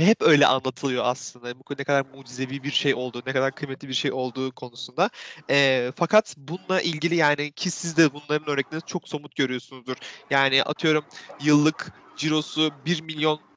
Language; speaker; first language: Turkish; native; Turkish